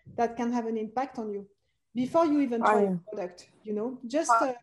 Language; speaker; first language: English; non-native, fluent; French